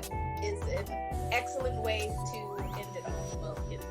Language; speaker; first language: English; native; English